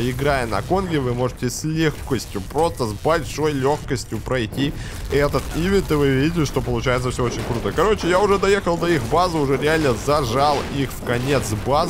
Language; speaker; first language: Russian; native; Russian